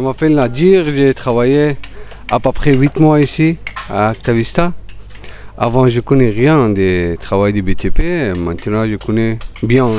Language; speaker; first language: French; non-native, learner; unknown